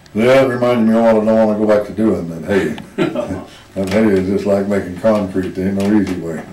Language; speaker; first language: English; native; English